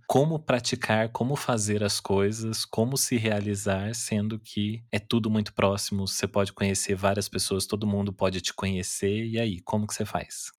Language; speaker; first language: Portuguese; native; Portuguese